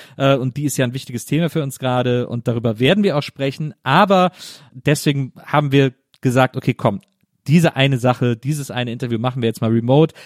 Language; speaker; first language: German; native; German